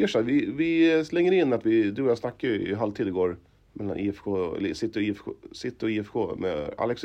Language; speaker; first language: Swedish; native; Swedish